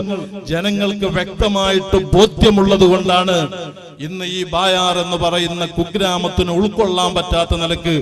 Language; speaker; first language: Malayalam; native; Malayalam